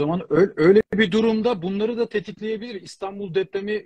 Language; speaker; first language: Turkish; native; Turkish